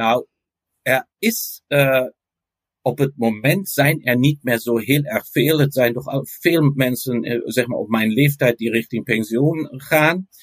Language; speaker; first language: Dutch; non-native, fluent; German